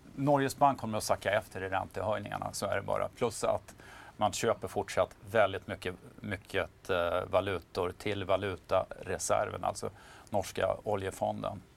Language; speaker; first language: Swedish; native; Swedish